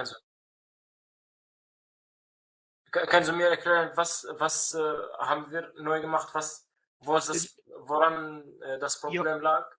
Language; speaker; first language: German; non-native, fluent; Arabic